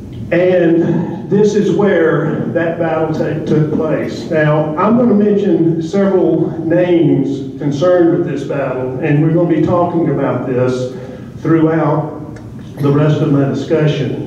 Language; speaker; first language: English; native; English